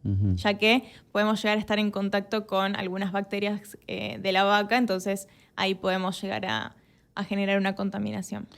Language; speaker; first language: Spanish; native; Spanish